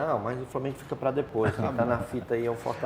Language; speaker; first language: Portuguese; native; Portuguese